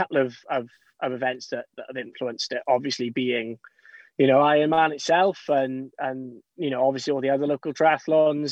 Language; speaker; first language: English; native; English